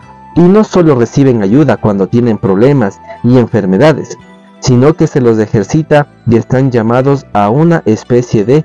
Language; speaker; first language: Spanish; native; Spanish